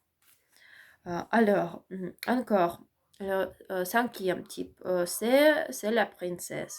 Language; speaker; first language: French; non-native, learner; Ukrainian